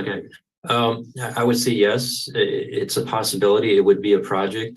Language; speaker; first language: English; native; English